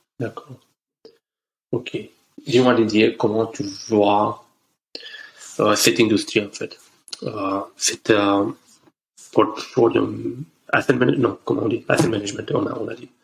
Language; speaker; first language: French; non-native, learner; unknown